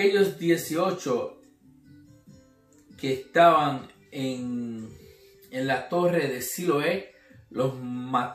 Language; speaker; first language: Spanish; native; Spanish